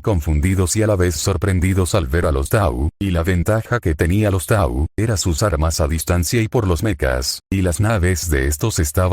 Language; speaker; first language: Spanish; native; Spanish